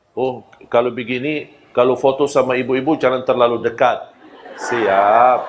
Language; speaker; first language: Malay; non-native, fluent; Arabic